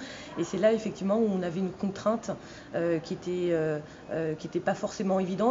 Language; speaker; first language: French; native; French